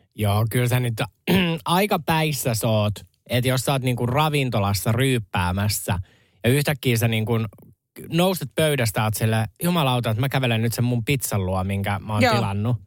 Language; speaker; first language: Finnish; native; Finnish